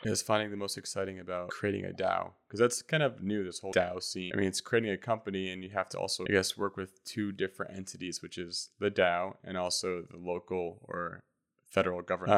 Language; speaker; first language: English; native; English